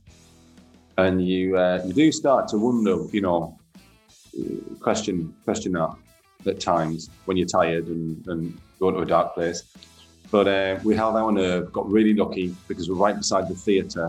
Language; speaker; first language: English; native; English